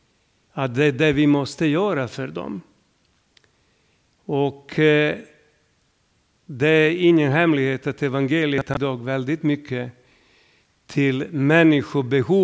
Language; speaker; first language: Swedish; non-native, fluent; Serbian